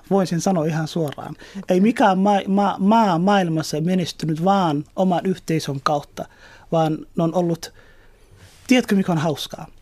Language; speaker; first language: Finnish; early bilingual, other home language; Somali